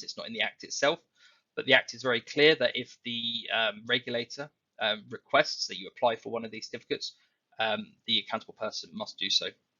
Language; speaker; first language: English; native; English